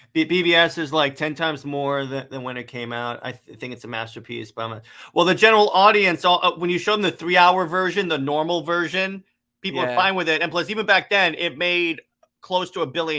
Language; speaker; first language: English; native; English